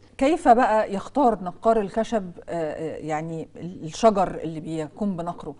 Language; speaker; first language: Egyptian Arabic; native; Egyptian Arabic